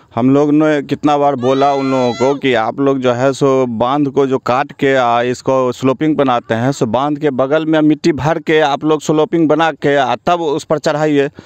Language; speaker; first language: Hindi; native; Hindi